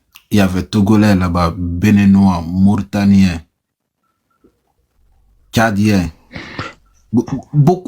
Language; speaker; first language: French; non-native, local second language; Susu